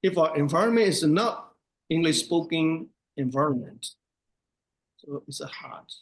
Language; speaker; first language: English; non-native, fluent; Burmese